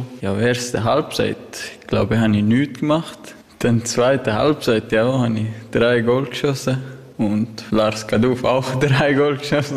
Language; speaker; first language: German; non-native, learner; Persian